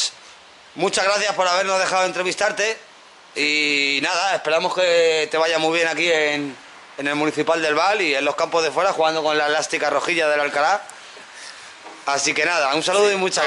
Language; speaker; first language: Spanish; native; Spanish